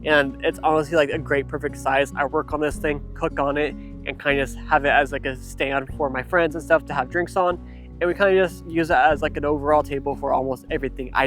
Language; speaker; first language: English; native; English